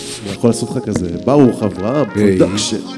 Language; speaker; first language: Hebrew; native; Hebrew